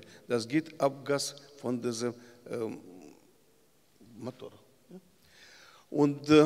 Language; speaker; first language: German; non-native, learner; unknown